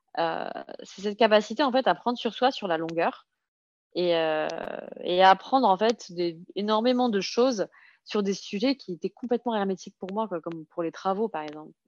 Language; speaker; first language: French; early bilingual, other home language; Serbian